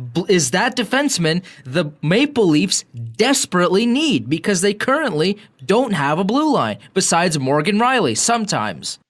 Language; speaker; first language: English; native; English